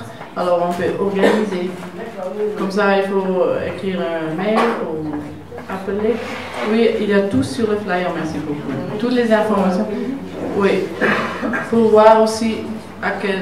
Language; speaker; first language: French; non-native, learner; German